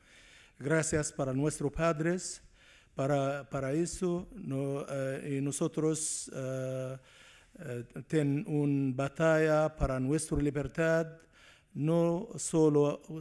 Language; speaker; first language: Spanish; non-native, learner; Arabic